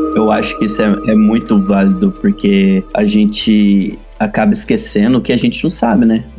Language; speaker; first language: Portuguese; native; Portuguese